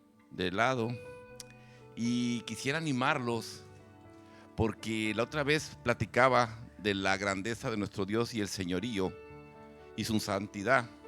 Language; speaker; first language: Spanish; native; Spanish